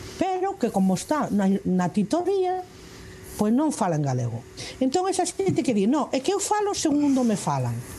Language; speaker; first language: Galician; non-native, local second language; Spanish